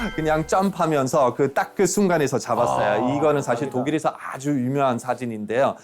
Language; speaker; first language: Korean; non-native, fluent; German